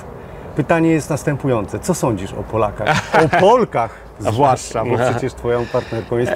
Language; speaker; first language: Polish; native; Polish